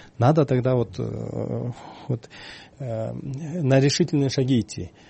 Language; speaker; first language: Russian; non-native, local second language; Kyrgyz